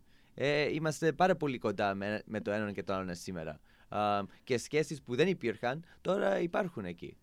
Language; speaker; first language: Greek; non-native, fluent; English